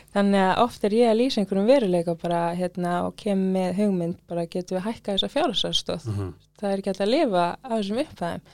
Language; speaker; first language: Icelandic; early bilingual, other home language; English